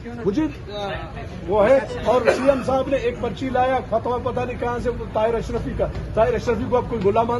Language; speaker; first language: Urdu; non-native, local second language; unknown